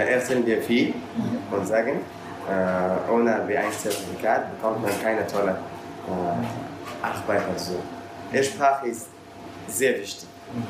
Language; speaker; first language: German; non-native, learner; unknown